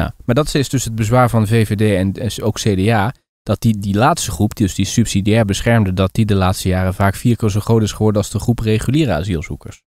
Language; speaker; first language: Dutch; native; Dutch